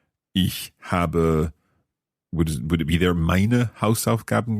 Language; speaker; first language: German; non-native, learner; English